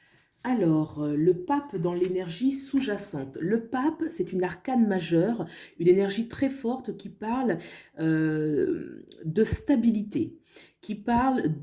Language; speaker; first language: French; native; French